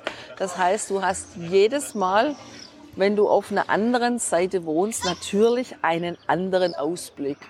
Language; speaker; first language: German; native; German